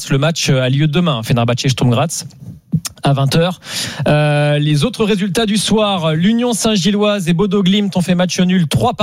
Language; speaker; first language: French; native; French